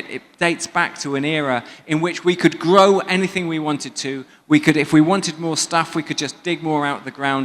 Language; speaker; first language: English; native; English